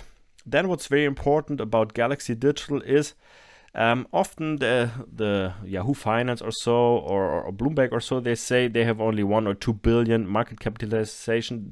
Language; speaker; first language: English; non-native, fluent; German